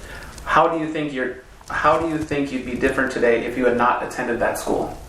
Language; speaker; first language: English; native; English